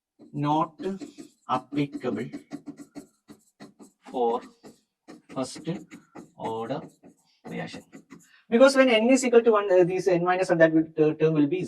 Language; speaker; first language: English; non-native, local second language; Malayalam